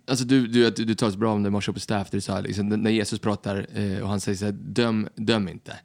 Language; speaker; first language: Swedish; native; Swedish